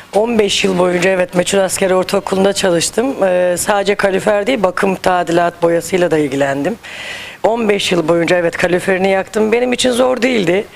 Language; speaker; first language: Turkish; native; Turkish